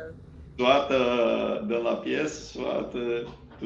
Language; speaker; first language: French; non-native, learner; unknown